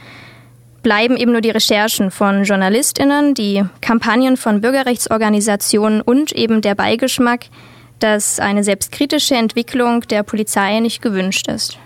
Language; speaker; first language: German; native; German